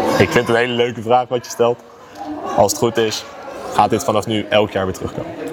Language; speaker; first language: Dutch; native; Dutch